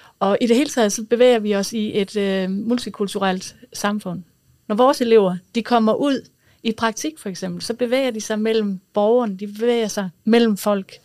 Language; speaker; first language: Danish; native; Danish